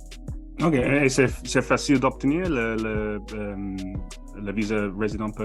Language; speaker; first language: French; non-native, fluent; English